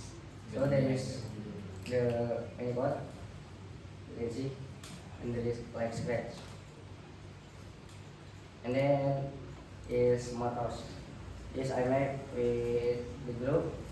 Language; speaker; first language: English; non-native, learner; Indonesian